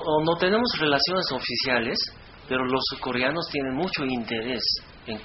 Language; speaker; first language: Spanish; non-native, fluent; Korean